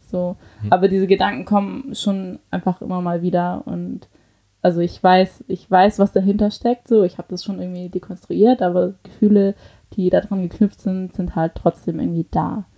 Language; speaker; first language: German; early bilingual, other home language; Chinese